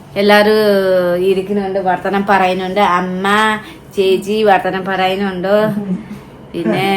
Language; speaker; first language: Malayalam; non-native, fluent; Nepali